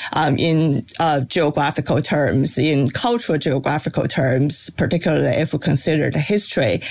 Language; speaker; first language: English; non-native, fluent; Chinese